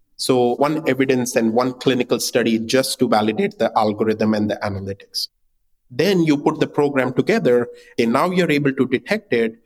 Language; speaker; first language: English; non-native, local second language; Hindi